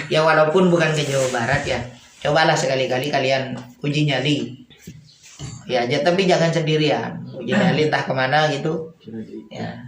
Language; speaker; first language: Indonesian; native; Indonesian